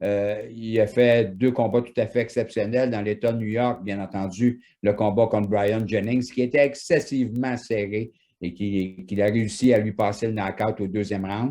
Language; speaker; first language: French; native; French